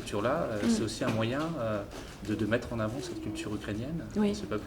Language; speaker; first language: French; native; French